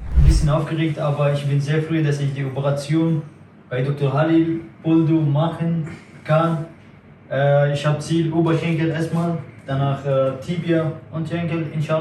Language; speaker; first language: German; non-native, fluent; Arabic